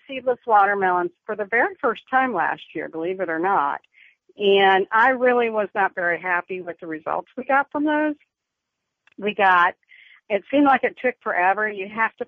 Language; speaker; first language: English; native; English